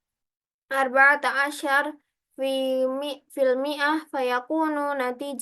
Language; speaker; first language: Arabic; non-native, learner; Indonesian